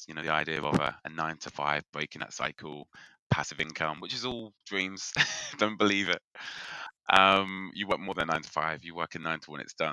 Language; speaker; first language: English; native; English